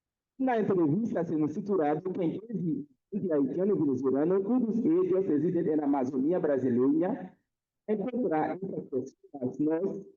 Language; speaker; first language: Portuguese; non-native, fluent; Haitian Creole